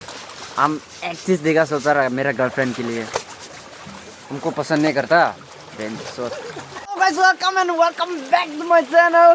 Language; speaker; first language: Hindi; non-native, local second language; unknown